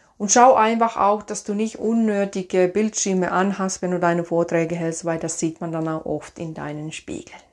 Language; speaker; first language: German; non-native, fluent; Finnish